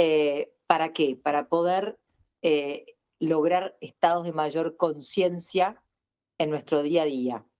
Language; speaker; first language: Spanish; native; Spanish